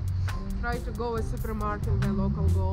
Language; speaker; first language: English; non-native, learner; Russian